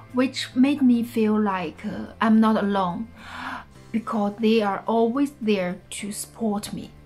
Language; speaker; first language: English; non-native, fluent; Chinese